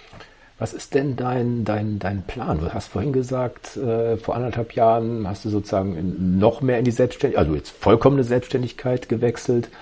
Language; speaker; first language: German; native; German